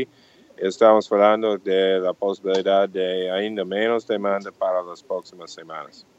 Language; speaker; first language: Portuguese; non-native, fluent; English